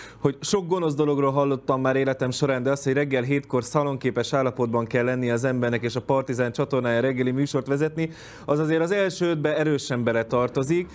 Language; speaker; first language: Hungarian; native; Hungarian